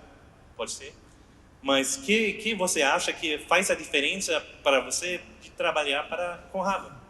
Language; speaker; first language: Portuguese; non-native, fluent; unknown